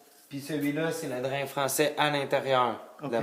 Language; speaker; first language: French; native; French